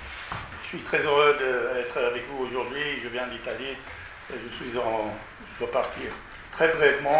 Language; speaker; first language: French; non-native, fluent; Italian